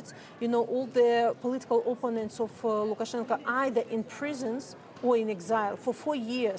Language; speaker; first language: English; non-native, fluent; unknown